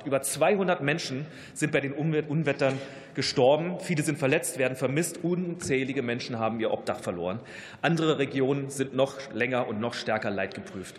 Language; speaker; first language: German; native; German